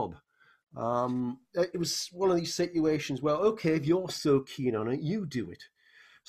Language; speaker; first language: English; native; English